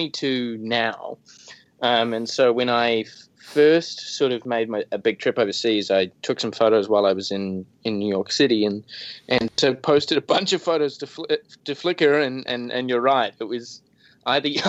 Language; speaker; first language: English; native; English